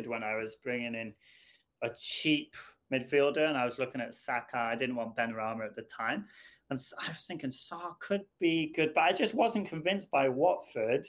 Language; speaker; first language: English; native; English